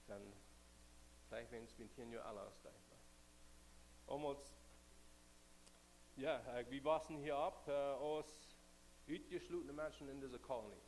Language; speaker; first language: German; non-native, learner; Plautdietsch